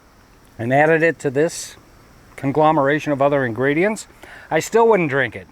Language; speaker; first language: English; native; English